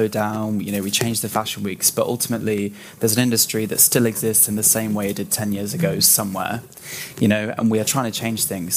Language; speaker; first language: English; native; English